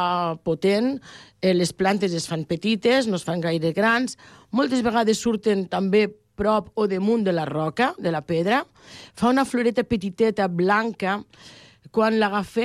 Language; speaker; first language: Catalan; native; Catalan